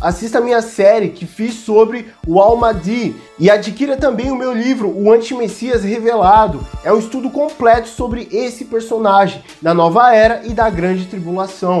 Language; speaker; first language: Portuguese; native; Portuguese